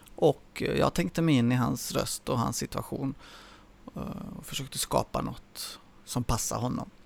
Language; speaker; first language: Swedish; early bilingual, other home language; Spanish